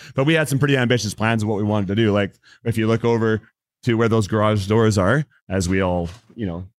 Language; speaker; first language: English; native; English